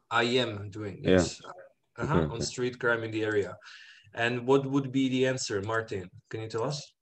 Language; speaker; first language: English; non-native, fluent; Czech